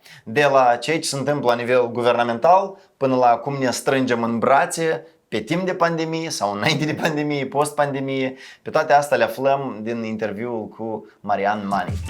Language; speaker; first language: Romanian; native; Romanian